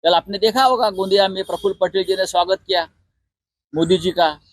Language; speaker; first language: Hindi; non-native, local second language; Marathi